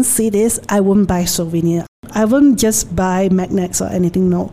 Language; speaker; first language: English; non-native, local second language; Min Nan Chinese